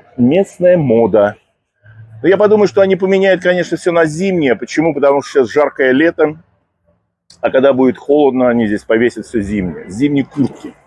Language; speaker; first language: Russian; native; Russian